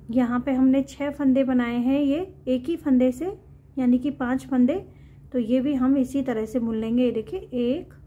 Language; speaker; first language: Hindi; native; Hindi